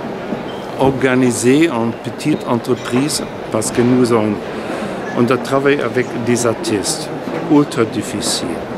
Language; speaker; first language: French; non-native, fluent; German